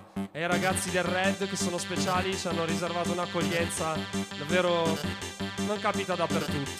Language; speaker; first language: Italian; native; Italian